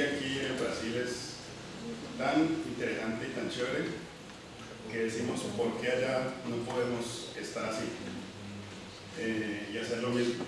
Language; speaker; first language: Spanish; native; Spanish